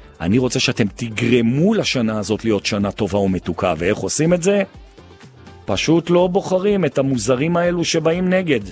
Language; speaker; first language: Hebrew; native; Hebrew